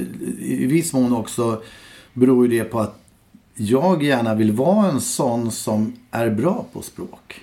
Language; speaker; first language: Swedish; native; Swedish